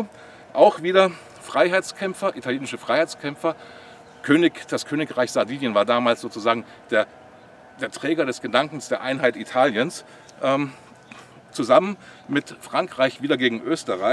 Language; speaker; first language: German; native; German